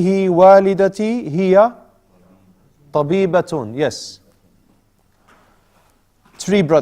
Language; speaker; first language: Arabic; non-native, fluent; English